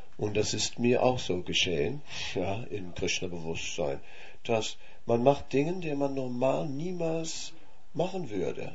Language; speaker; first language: German; non-native, fluent; Dutch